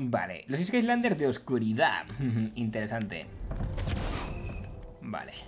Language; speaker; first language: Spanish; native; Spanish